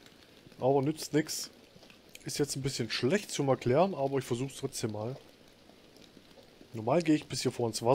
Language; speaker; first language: German; native; German